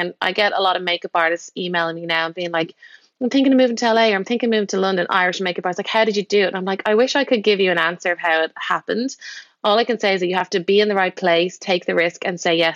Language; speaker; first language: English; native; English